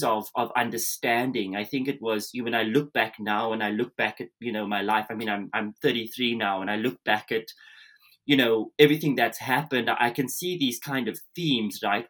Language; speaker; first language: English; native; English